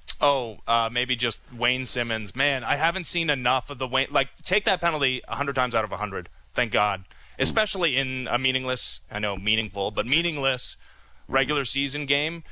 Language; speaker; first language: English; native; English